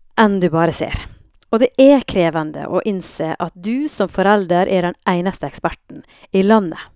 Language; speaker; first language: Norwegian; native; Norwegian